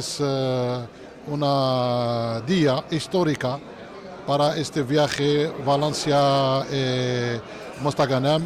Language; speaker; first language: Spanish; non-native, learner; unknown